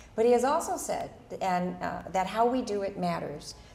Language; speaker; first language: English; native; English